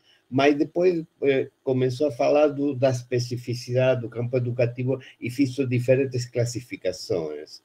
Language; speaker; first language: Portuguese; non-native, fluent; Spanish